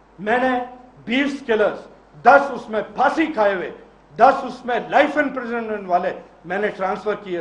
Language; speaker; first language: Urdu; non-native, local second language; Sindhi